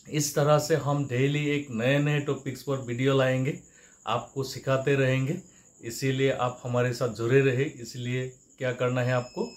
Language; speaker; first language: Hindi; non-native, local second language; Assamese